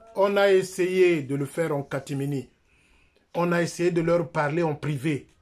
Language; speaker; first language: French; non-native, local second language; Lingala